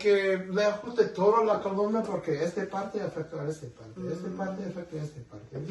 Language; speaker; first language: Spanish; non-native, learner; English